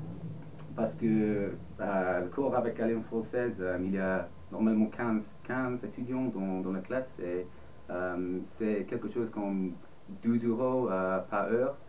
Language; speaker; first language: French; non-native, fluent; English